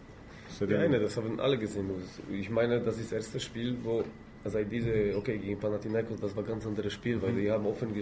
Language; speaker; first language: German; non-native, fluent; Polish